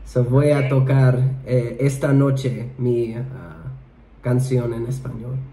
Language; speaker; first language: Spanish; non-native, learner; English